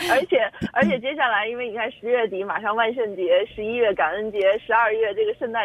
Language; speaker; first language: Chinese; native; Chinese